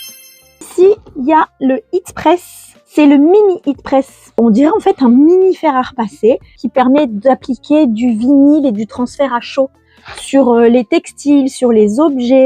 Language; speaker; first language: French; native; French